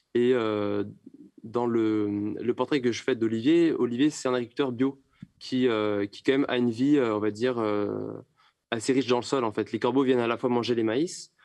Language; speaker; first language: French; native; French